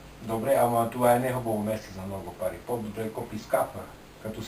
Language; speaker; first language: Bulgarian; non-native, learner; Finnish